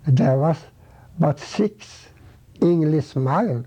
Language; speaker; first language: English; non-native, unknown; Swedish